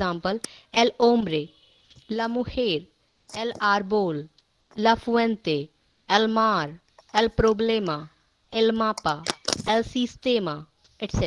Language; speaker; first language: Spanish; non-native, learner; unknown